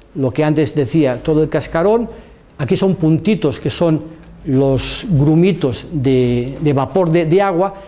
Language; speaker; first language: Spanish; native; Spanish